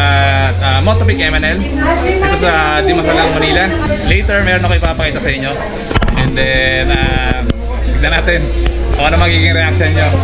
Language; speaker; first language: Filipino; native; Filipino